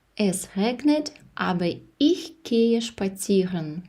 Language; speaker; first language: German; non-native, fluent; Ukrainian